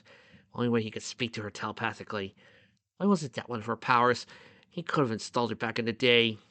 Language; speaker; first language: English; native; English